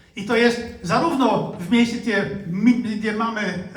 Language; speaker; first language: Polish; non-native, fluent; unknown